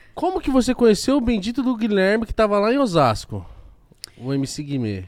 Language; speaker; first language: Portuguese; native; Portuguese